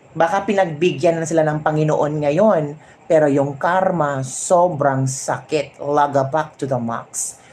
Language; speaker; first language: Filipino; non-native, local second language; Hiligaynon